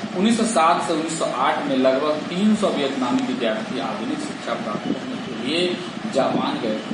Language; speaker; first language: Hindi; native; Hindi